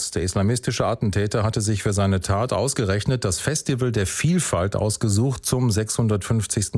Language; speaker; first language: German; native; German